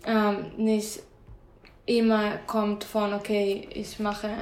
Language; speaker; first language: German; non-native, fluent; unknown